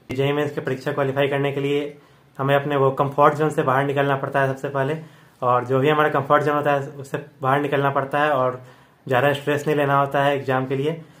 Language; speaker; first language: Hindi; native; Hindi